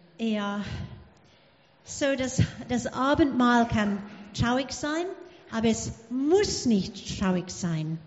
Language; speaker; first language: German; non-native, fluent; English